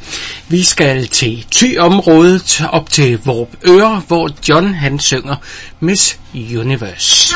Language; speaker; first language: Danish; native; Danish